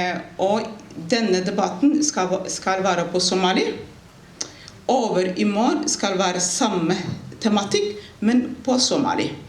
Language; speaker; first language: Norwegian; non-native, fluent; Somali